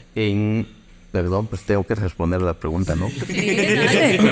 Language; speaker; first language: Spanish; native; Spanish